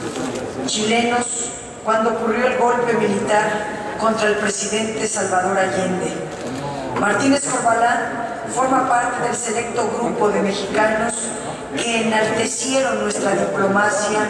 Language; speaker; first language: Spanish; native; Spanish